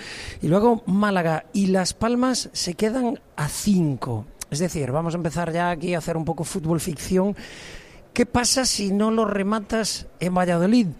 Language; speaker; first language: Spanish; native; Spanish